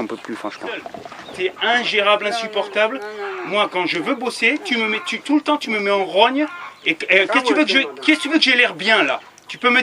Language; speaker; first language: French; native; French